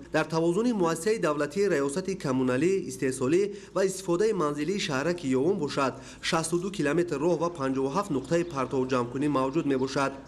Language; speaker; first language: Tajik; native; Tajik